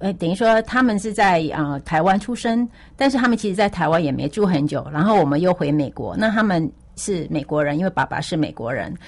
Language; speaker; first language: Chinese; native; Chinese